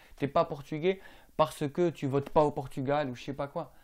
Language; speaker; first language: French; non-native, local second language; Arabic